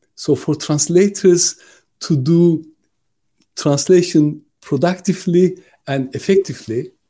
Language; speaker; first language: English; non-native, fluent; Turkish